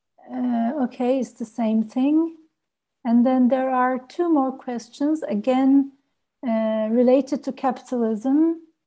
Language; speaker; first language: English; non-native, fluent; Turkish